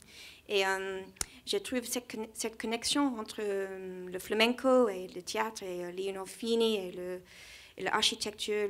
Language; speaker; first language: French; non-native, learner; English